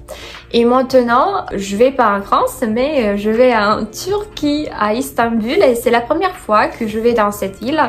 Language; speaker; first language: French; non-native, fluent; Russian